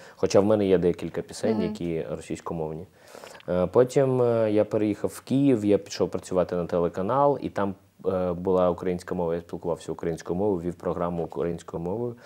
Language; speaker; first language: Ukrainian; non-native, local second language; Russian